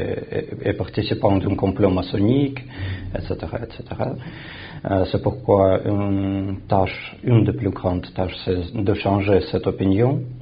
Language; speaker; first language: French; non-native, fluent; Russian